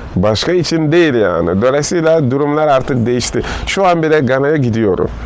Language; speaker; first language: Turkish; non-native, learner; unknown